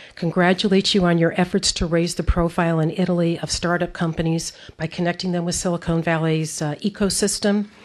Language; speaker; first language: English; native; English